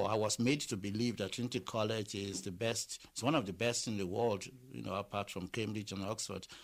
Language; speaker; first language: English; non-native, local second language; Yoruba